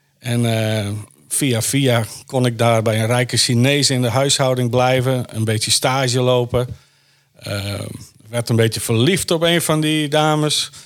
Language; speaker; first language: Dutch; native; Dutch